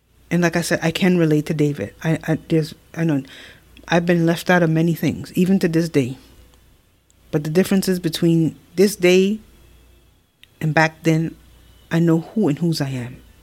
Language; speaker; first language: English; native; English